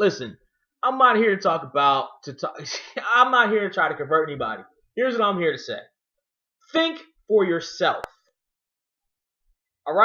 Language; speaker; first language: English; native; English